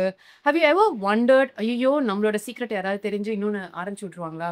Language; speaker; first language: Tamil; native; Tamil